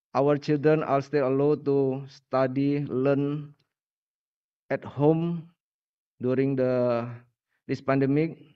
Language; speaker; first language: English; non-native, learner; Indonesian